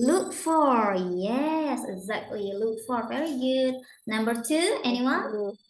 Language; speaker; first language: English; non-native, learner; Indonesian